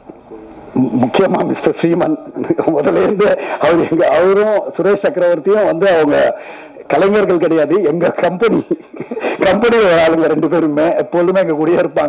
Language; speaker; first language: Tamil; native; Tamil